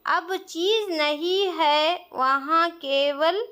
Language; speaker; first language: Hindi; non-native, local second language; Kannada